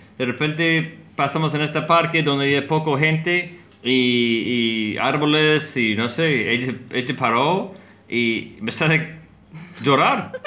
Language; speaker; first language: Spanish; non-native, learner; English